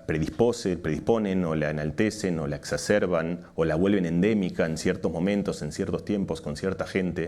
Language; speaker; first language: Spanish; native; Spanish